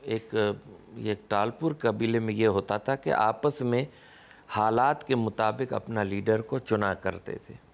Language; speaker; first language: Urdu; non-native, local second language; Sindhi